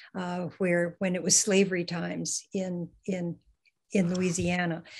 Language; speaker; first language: English; native; English